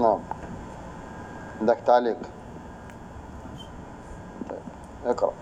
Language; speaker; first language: Arabic; native; Arabic